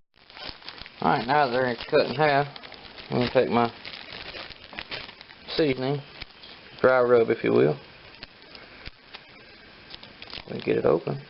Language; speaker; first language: English; native; English